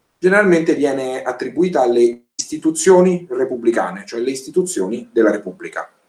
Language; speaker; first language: Italian; native; Italian